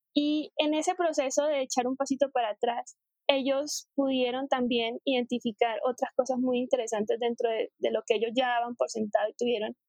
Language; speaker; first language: Spanish; native; Spanish